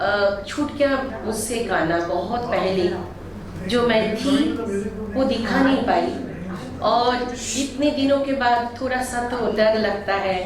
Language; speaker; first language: Hindi; non-native, local second language; Bangla